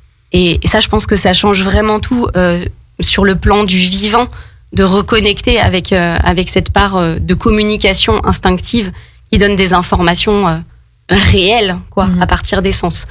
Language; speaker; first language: French; native; French